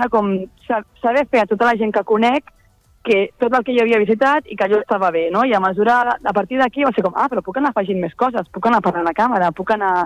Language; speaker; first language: Catalan; native; Catalan